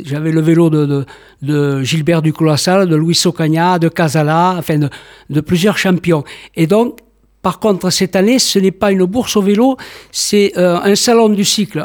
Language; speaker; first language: French; native; French